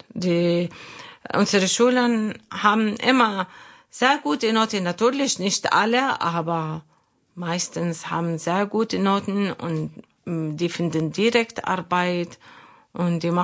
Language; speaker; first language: German; non-native, learner; Arabic